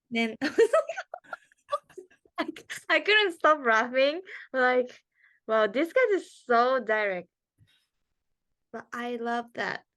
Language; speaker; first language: English; non-native, learner; Japanese